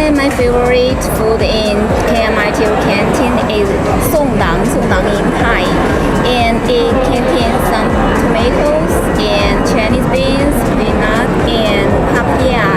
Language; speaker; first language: English; non-native, fluent; Chinese